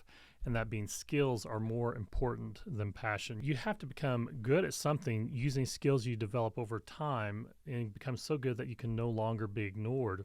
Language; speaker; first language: English; native; English